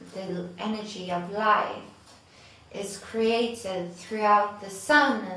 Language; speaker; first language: English; non-native, fluent; Swedish